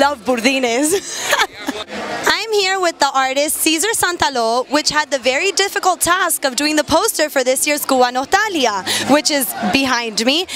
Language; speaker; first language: English; early bilingual, other home language; Spanish